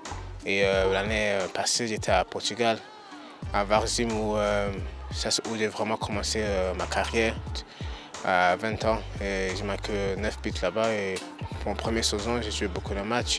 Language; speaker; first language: French; early bilingual, heritage; English